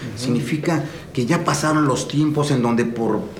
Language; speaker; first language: Spanish; native; Spanish